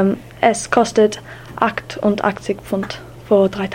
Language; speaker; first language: German; non-native, learner; English